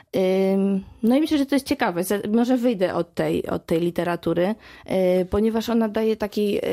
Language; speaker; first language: Polish; native; Polish